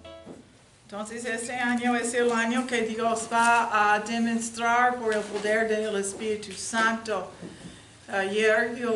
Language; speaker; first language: Spanish; non-native, learner; English